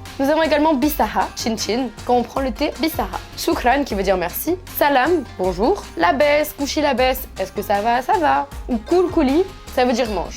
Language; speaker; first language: French; native; French